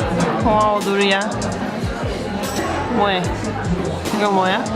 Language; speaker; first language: Korean; non-native, learner; Spanish